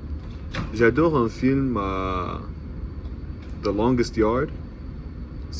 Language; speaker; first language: French; non-native, learner; English